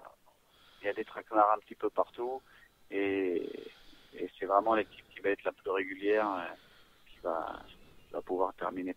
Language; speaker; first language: French; native; French